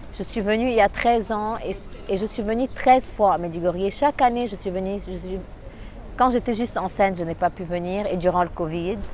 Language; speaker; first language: French; non-native, local second language; Arabic